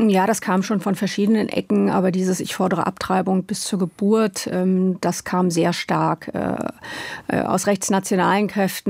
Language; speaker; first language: German; native; German